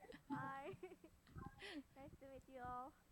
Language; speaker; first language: English; non-native, fluent; Indonesian